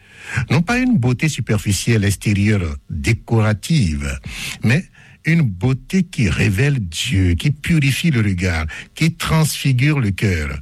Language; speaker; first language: French; native; French